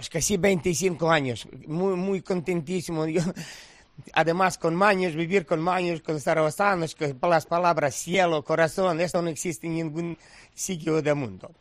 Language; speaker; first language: Spanish; non-native, learner; Ukrainian